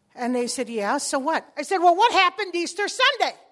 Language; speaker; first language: English; early bilingual, other home language; Spanish